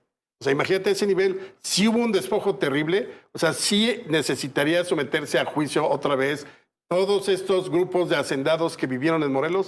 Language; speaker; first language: Spanish; native; Spanish